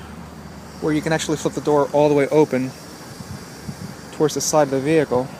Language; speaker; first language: English; native; English